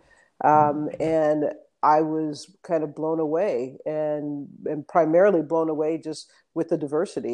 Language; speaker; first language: English; native; English